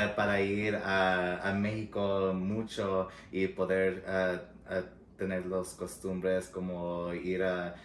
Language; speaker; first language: Spanish; early bilingual, heritage; Spanish